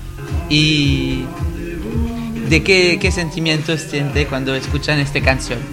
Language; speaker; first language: Spanish; non-native, learner; French